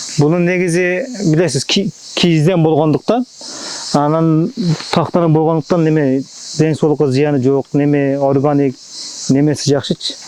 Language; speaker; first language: Kyrgyz; early bilingual, heritage; Kyrgyz